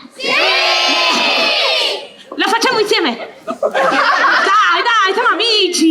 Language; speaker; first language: Italian; non-native, learner; Spanish